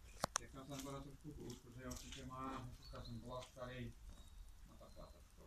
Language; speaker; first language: Czech; non-native, learner; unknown